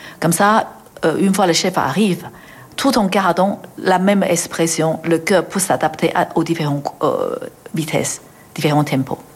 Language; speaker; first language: French; non-native, fluent; Chinese